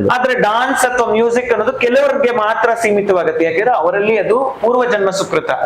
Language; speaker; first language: Kannada; non-native, local second language; Tamil